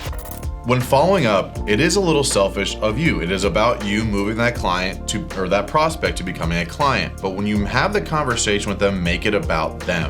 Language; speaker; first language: English; native; English